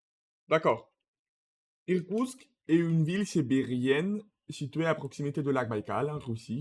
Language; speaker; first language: French; non-native, learner; Russian